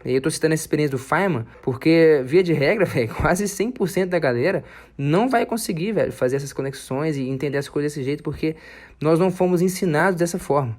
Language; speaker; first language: Portuguese; native; Portuguese